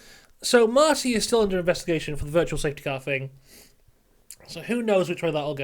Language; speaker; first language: English; native; English